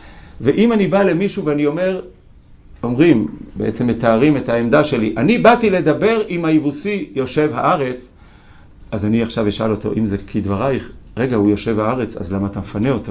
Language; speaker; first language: Hebrew; native; Hebrew